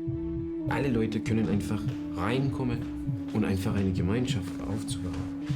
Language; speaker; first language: German; non-native, fluent; Persian